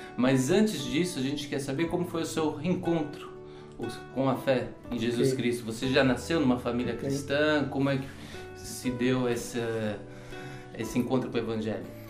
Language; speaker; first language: Portuguese; native; Portuguese